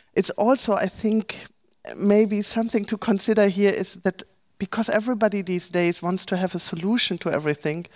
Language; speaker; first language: English; non-native, fluent; German